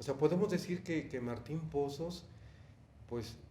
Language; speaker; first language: Spanish; native; Spanish